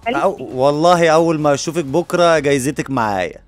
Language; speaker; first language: Arabic; native; Arabic